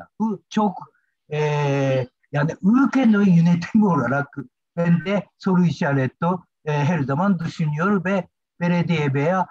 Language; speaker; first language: Turkish; non-native, learner; Japanese